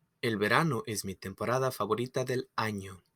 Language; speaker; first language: Spanish; non-native, fluent; English